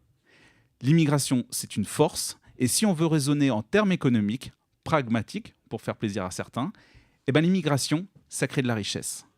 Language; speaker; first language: French; native; French